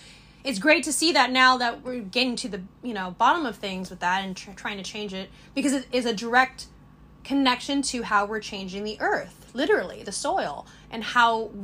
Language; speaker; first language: English; native; English